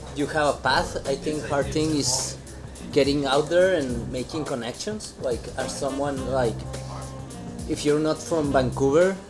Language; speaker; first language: English; non-native, fluent; Spanish